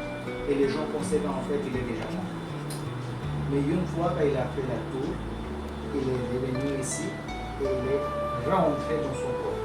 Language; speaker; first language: French; non-native, learner; Hindi